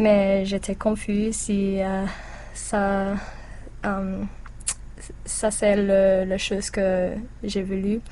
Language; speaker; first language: French; non-native, learner; English